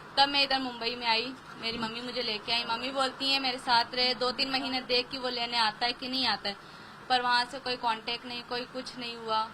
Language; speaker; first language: Hindi; native; Hindi